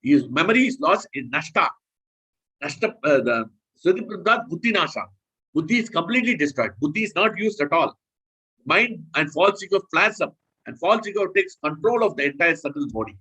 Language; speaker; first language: English; non-native, local second language; Hindi